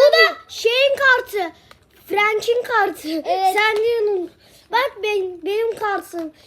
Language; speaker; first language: Turkish; native; Turkish